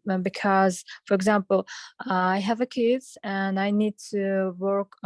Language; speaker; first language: English; non-native, learner; Russian